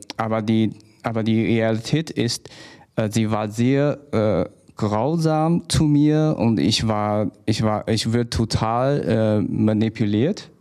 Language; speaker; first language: German; non-native, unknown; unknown